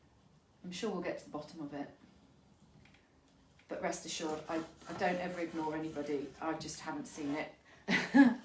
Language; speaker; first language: English; native; English